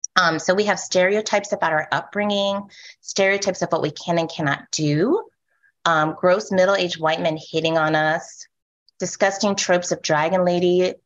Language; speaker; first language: English; native; English